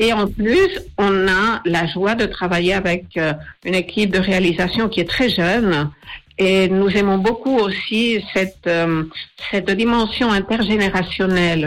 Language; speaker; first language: French; non-native, fluent; Spanish